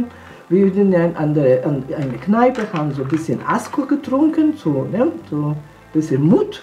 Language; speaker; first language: German; non-native, fluent; Polish